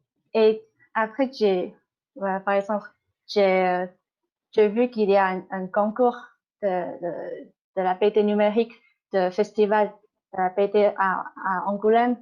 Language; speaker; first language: French; non-native, fluent; Chinese